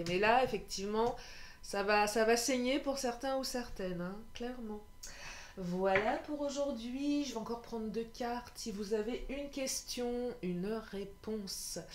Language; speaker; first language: French; native; French